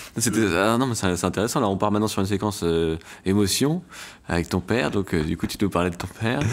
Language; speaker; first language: French; native; French